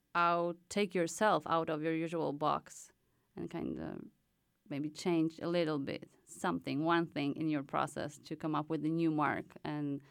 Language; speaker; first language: English; non-native, fluent; Polish